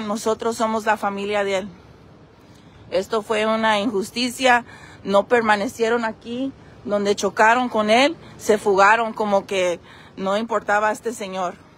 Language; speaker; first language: Spanish; early bilingual, heritage; Spanish